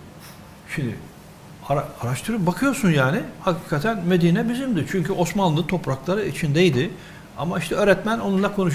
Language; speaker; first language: Turkish; native; Turkish